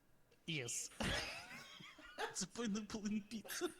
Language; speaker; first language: English; non-native, learner; Russian